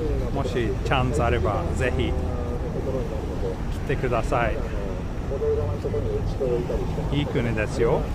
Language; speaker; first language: Japanese; non-native, fluent; Swedish